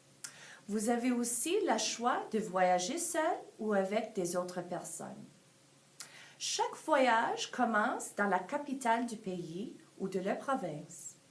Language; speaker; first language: French; non-native, fluent; English